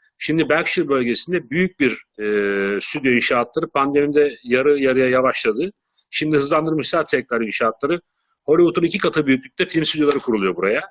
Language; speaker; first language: Turkish; native; Turkish